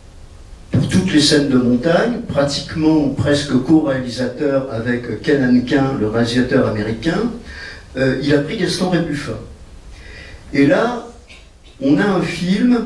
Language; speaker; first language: French; native; French